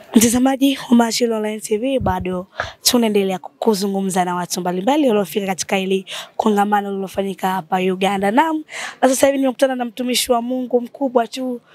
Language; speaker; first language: Swahili; native; Swahili